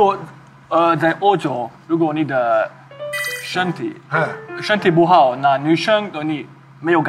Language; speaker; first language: Chinese; non-native, learner; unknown